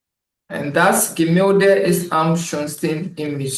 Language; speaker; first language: German; non-native, learner; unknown